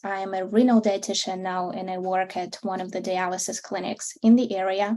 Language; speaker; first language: English; non-native, fluent; Russian